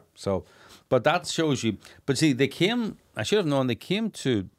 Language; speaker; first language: English; native; English